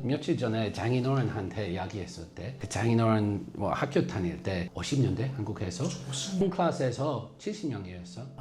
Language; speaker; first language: Korean; non-native, fluent; English